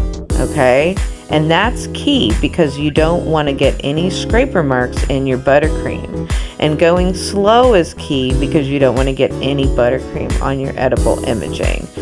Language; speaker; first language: English; native; English